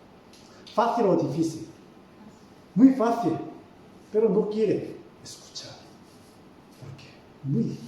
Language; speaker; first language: Spanish; non-native, fluent; Korean